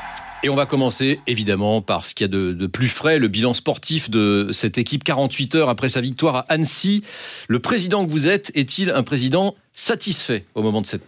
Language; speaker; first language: French; native; French